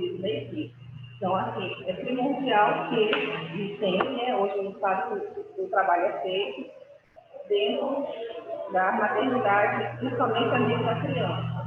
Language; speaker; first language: Portuguese; native; Portuguese